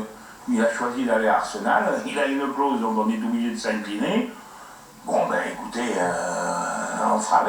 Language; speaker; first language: French; native; French